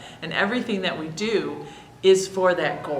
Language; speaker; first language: English; native; English